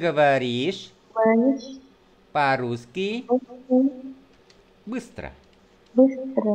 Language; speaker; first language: Russian; non-native, fluent; Vietnamese